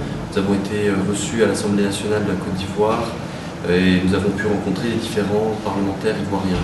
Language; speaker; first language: French; native; French